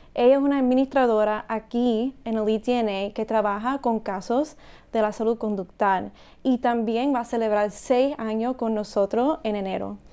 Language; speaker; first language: Spanish; early bilingual, heritage; Spanish